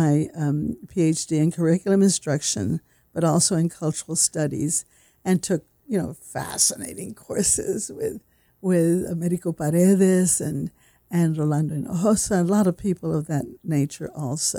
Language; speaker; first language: English; native; English